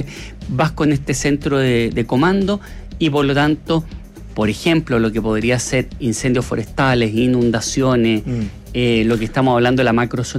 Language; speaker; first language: Spanish; native; Spanish